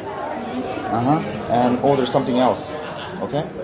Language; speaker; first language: English; non-native, learner; Korean